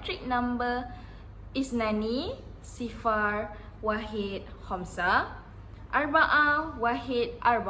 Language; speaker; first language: Arabic; non-native, learner; Malay